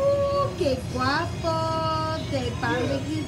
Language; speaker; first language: Spanish; non-native, learner; English